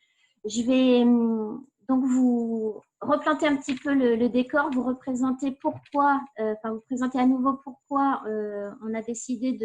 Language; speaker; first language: French; native; French